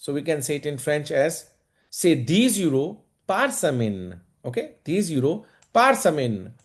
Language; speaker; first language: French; non-native, fluent; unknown